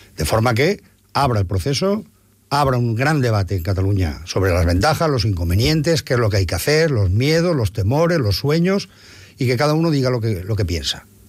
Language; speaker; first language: Spanish; non-native, local second language; Catalan